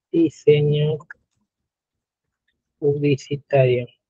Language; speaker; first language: Spanish; native; Spanish